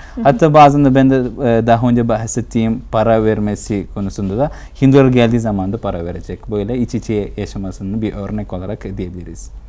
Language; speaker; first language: Turkish; non-native, fluent; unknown